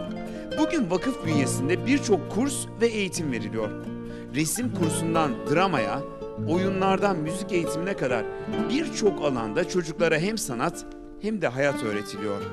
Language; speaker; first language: Turkish; native; Turkish